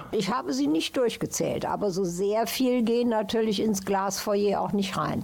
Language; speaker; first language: German; native; German